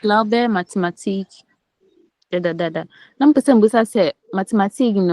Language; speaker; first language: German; non-native, learner; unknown